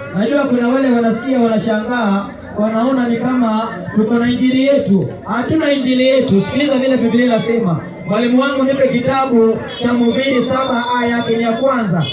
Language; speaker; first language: Swahili; non-native, local second language; Gusii